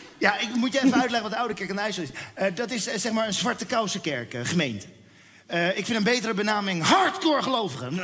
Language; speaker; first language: Dutch; early bilingual, other home language; Spanish